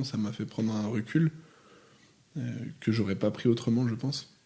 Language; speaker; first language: French; native; French